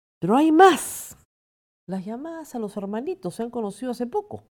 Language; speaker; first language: Spanish; native; Spanish